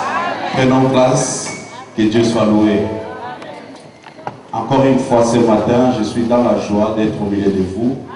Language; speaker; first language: French; non-native, local second language; Lingala